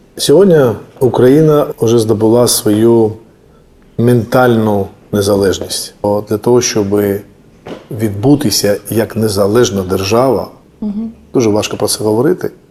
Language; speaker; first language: Ukrainian; non-native, fluent; Georgian